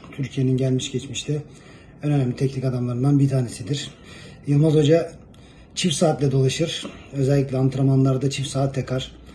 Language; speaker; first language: Turkish; native; Turkish